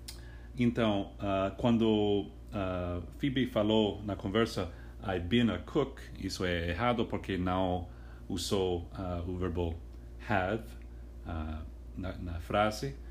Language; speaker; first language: Portuguese; non-native, fluent; English